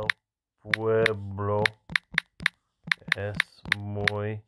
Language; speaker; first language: Spanish; non-native, learner; English